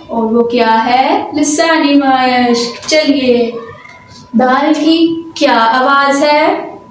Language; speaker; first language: Urdu; non-native, local second language; Punjabi